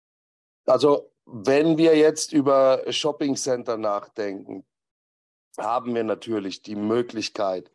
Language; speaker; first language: German; native; German